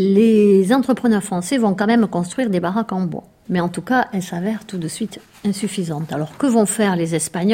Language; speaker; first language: French; native; French